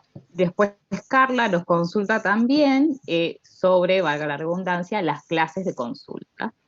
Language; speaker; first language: Spanish; native; Spanish